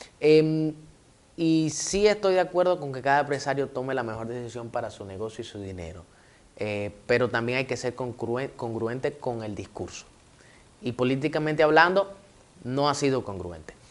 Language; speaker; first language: Spanish; native; Spanish